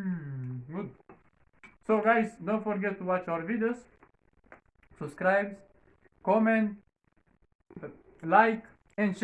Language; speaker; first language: English; non-native, learner; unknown